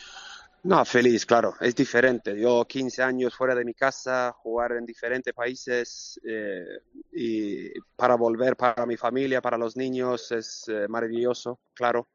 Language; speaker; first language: Spanish; non-native, learner; Swedish